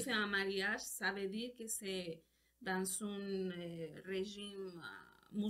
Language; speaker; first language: French; non-native, learner; Spanish